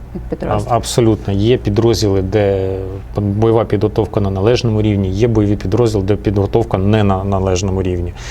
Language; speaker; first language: Ukrainian; non-native, local second language; Russian